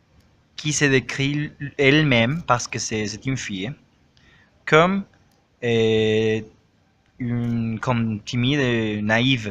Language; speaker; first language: French; non-native, learner; Spanish